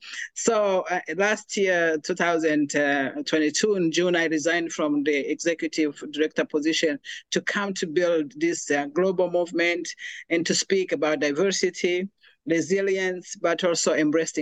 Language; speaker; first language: English; non-native, local second language; Kinyarwanda